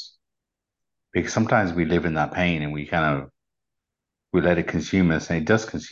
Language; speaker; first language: English; native; English